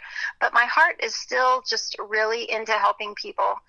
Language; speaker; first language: English; native; English